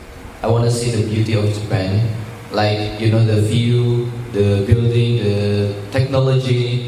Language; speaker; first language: English; non-native, learner; Indonesian